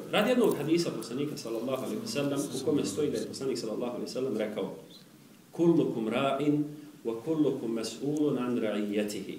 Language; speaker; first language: Serbian; native; Serbian